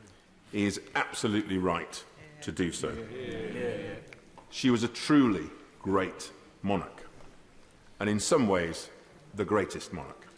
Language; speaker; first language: English; native; English